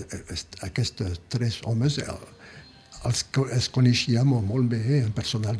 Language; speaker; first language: Catalan; early bilingual, heritage; Catalan